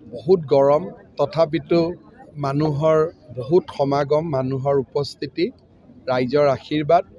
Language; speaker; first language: Hindi; non-native, local second language; Assamese